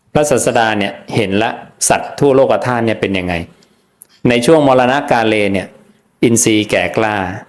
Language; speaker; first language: Thai; native; Thai